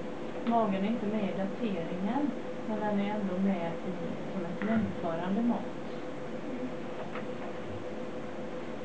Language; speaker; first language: Swedish; native; Swedish